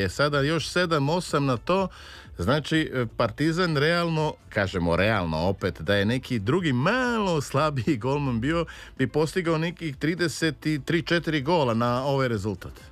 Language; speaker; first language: Serbian; native; Serbian